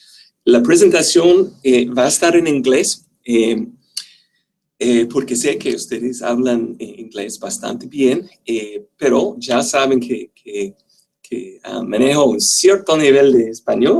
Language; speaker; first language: Spanish; non-native, fluent; English